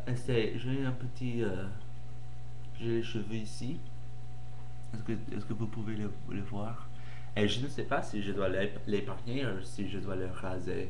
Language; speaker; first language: French; non-native, fluent; English